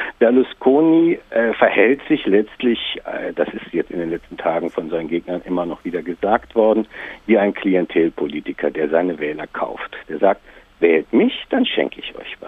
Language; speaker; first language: German; non-native, fluent; Italian